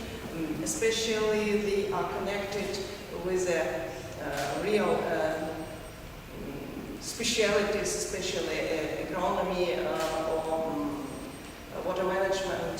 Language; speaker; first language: English; non-native, learner; Ukrainian